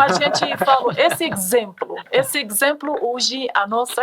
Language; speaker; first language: Portuguese; non-native, learner; Arabic